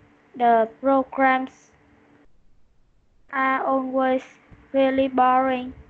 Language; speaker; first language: English; non-native, learner; Vietnamese